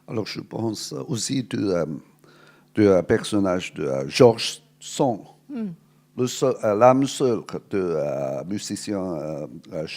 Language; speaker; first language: French; non-native, fluent; Cantonese